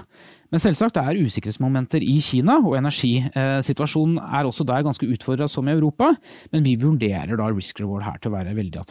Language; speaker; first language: Norwegian; native; Norwegian